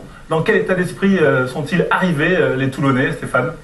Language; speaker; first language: French; native; French